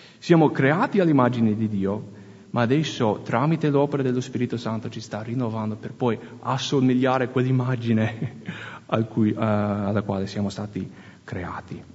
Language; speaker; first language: Italian; non-native, fluent; English